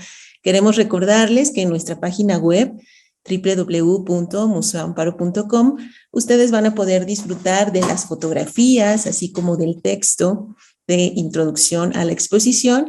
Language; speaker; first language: Spanish; native; Spanish